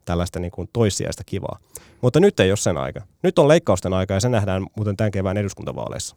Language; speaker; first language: Finnish; native; Finnish